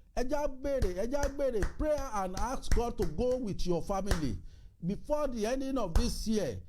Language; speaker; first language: English; non-native, local second language; Yoruba